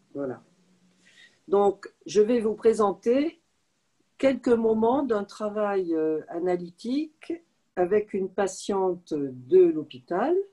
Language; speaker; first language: French; native; French